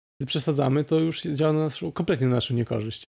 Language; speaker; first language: Polish; native; Polish